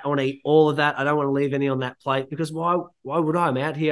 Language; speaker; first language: English; native; English